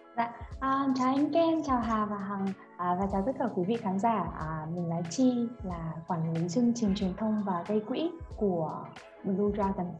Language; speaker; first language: Vietnamese; native; Vietnamese